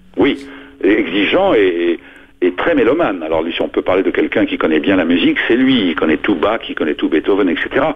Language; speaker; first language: French; non-native, local second language; Arabic